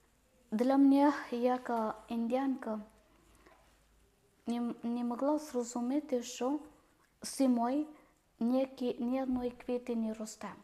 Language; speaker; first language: Ukrainian; non-native, learner; Malayalam